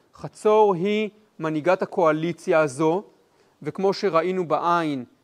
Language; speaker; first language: Hebrew; native; Hebrew